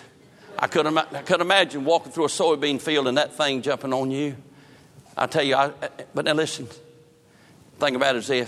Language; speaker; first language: English; native; English